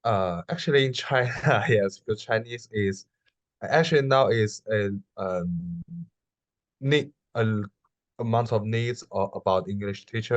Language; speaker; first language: English; non-native, learner; Chinese